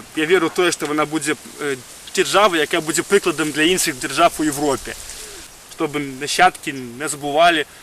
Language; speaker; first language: Ukrainian; non-native, fluent; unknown